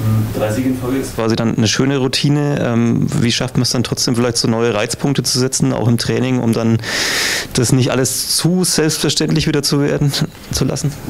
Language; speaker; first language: German; native; German